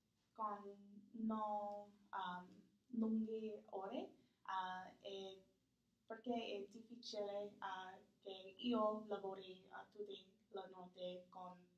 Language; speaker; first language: Italian; non-native, learner; English